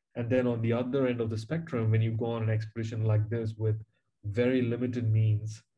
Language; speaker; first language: English; non-native, local second language; Tamil